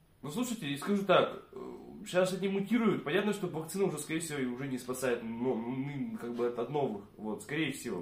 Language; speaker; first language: Russian; native; Russian